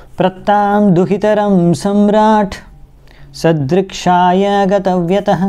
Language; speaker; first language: Hindi; non-native, local second language; Bangla